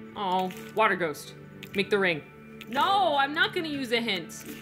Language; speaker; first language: English; native; English